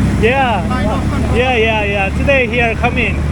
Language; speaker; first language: English; non-native, learner; Korean